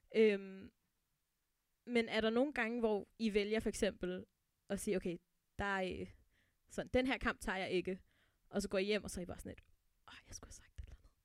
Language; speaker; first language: Danish; early bilingual, other home language; Arabic